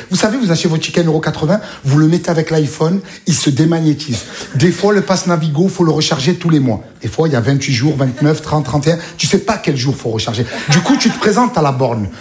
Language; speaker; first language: French; native; French